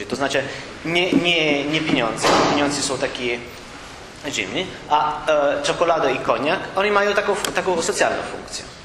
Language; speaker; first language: Polish; non-native, learner; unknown